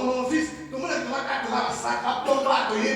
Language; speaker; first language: French; non-native, local second language; Lingala